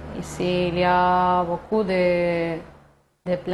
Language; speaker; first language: French; non-native, learner; Spanish